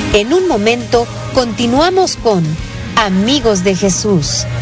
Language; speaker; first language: Spanish; native; Spanish